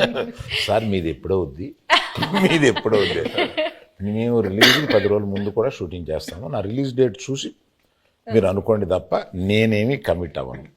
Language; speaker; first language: Telugu; native; Telugu